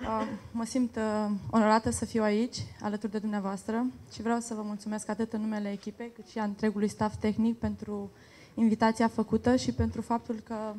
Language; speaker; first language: Romanian; native; Romanian